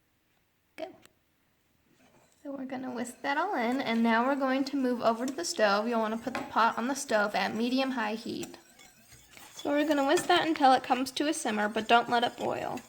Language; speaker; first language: English; native; English